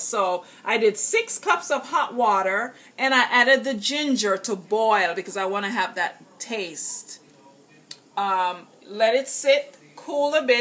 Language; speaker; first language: English; native; English